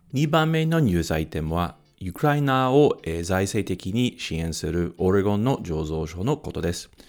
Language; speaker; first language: Japanese; non-native, fluent; English